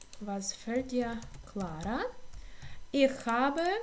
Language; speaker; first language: German; non-native, fluent; Ukrainian